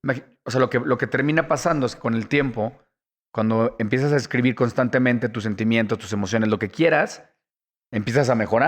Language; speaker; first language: Spanish; native; Spanish